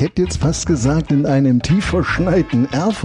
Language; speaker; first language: German; native; German